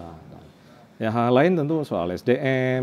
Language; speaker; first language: Indonesian; native; Indonesian